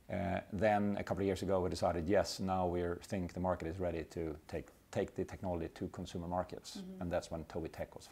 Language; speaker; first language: English; non-native, fluent; Swedish